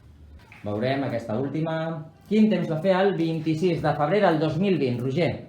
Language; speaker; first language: Catalan; native; Catalan